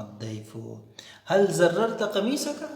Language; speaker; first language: Arabic; non-native, fluent; Urdu